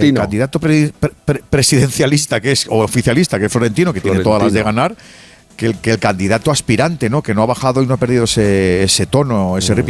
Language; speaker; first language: Spanish; native; Spanish